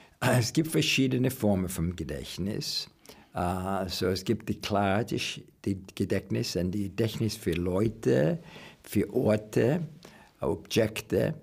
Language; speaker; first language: German; non-native, learner; English